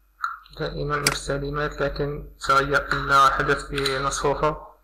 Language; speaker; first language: Arabic; native; Arabic